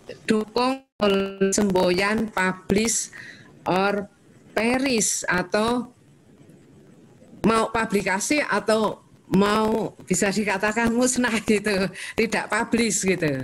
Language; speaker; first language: Indonesian; native; Indonesian